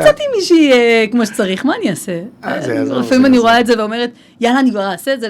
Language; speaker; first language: Hebrew; native; Hebrew